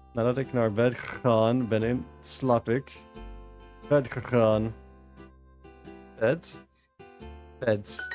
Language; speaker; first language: Dutch; non-native, learner; English